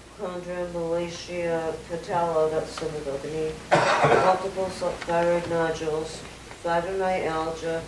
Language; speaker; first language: English; native; English